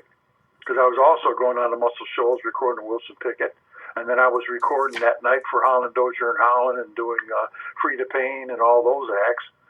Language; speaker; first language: English; native; English